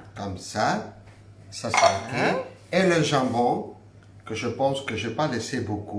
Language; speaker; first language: French; non-native, fluent; Spanish